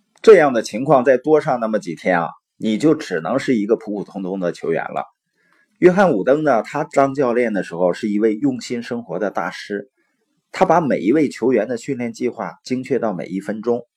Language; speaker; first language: Chinese; native; Chinese